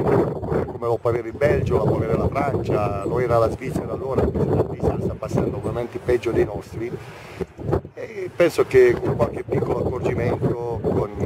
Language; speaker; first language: Italian; native; Italian